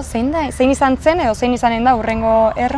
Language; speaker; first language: Basque; native; Basque